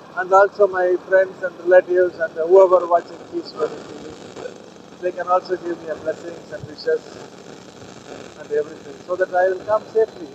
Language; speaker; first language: English; non-native, local second language; Tamil